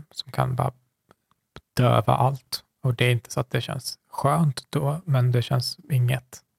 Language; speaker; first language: Swedish; early bilingual, other home language; Kurdish